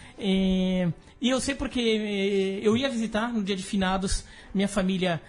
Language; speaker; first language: Portuguese; native; Portuguese